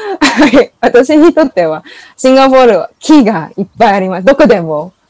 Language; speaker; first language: Japanese; non-native, learner; English